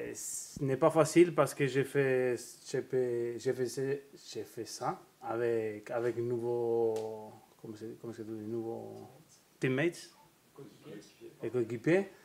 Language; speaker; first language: French; non-native, learner; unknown